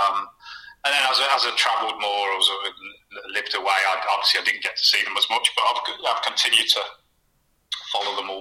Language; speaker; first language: English; native; English